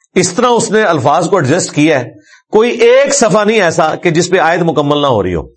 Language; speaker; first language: Urdu; non-native, local second language; Punjabi